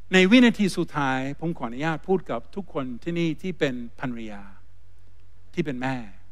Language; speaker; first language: Thai; non-native, fluent; English